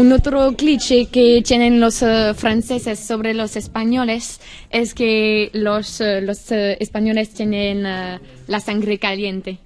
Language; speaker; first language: Spanish; non-native, learner; French